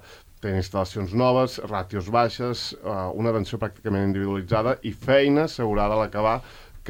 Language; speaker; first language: Catalan; native; Catalan